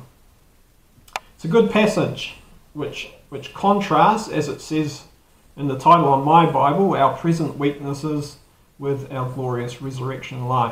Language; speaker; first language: English; native; English